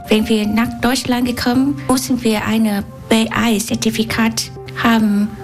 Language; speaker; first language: German; non-native, learner; Vietnamese